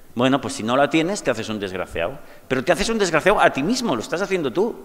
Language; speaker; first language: Spanish; native; Spanish